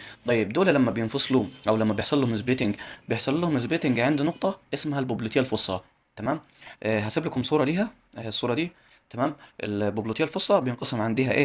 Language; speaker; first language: Arabic; native; Arabic